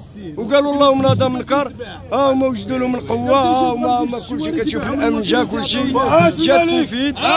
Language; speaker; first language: Arabic; native; Arabic